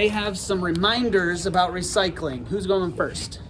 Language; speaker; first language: English; native; English